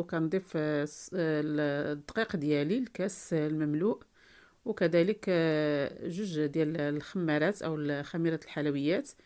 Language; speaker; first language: Arabic; native; Arabic